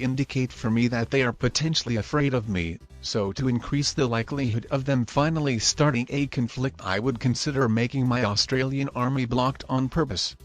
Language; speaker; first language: English; non-native, fluent; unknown